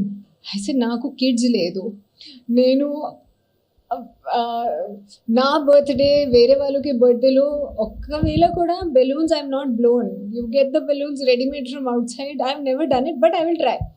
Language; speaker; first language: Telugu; non-native, learner; Hindi